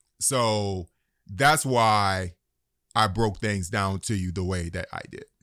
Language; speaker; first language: English; native; English